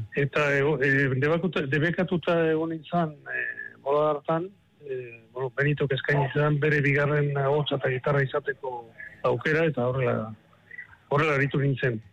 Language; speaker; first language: Basque; non-native, local second language; Spanish